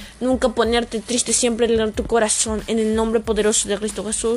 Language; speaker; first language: Spanish; native; Spanish